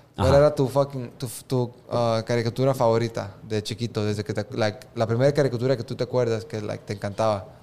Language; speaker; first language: Spanish; early bilingual, heritage; Spanish